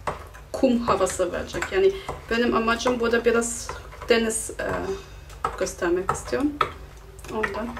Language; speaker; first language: Turkish; non-native, fluent; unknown